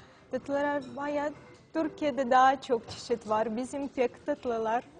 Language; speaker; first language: Turkish; non-native, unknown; Russian